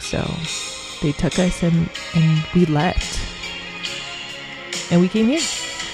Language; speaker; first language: English; early bilingual, other home language; Spanish